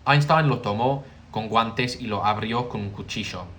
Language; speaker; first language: Spanish; non-native, learner; English